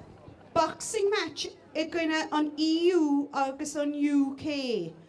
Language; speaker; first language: Irish; native; Irish